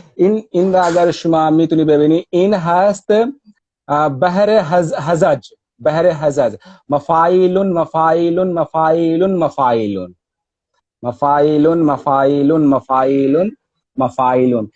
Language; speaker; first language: Persian; non-native, learner; Hindi